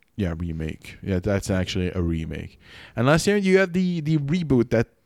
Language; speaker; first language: English; non-native, fluent; French